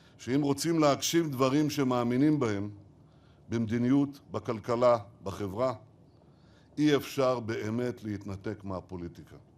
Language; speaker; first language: Hebrew; native; Hebrew